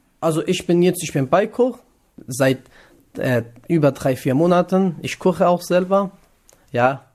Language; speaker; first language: German; non-native, learner; Kurdish